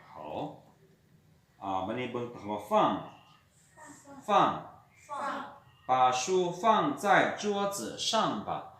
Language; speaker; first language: Chinese; non-native, fluent; Lao